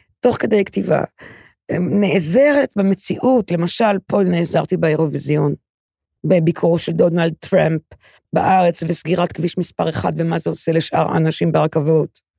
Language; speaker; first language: Hebrew; native; Hebrew